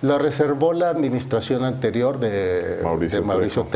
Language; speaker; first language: Spanish; native; Spanish